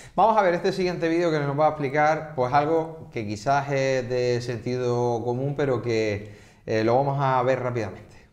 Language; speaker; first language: Spanish; native; Spanish